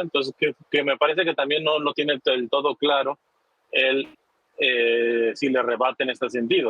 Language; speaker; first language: Spanish; native; Spanish